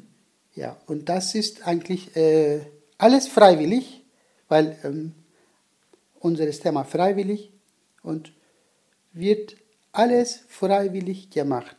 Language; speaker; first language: German; non-native, learner; Turkish